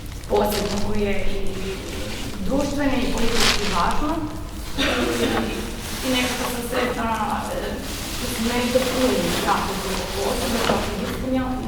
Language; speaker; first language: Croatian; non-native, fluent; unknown